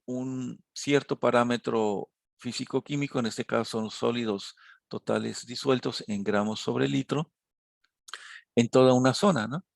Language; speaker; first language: Spanish; native; Spanish